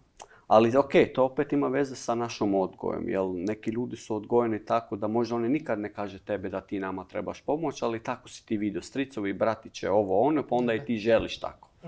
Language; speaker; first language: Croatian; non-native, learner; Albanian